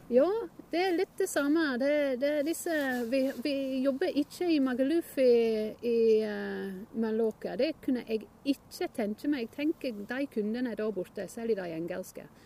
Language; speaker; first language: Norwegian; non-native, fluent; English